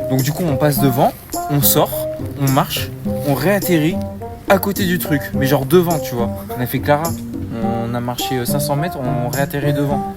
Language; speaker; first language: French; native; French